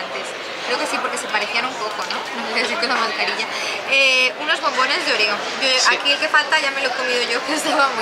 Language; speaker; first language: Spanish; native; Spanish